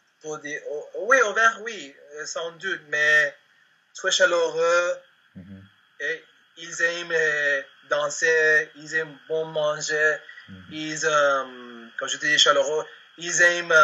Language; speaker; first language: French; non-native, learner; Spanish